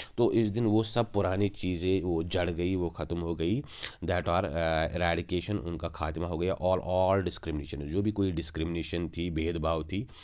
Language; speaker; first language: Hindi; non-native, local second language; Kashmiri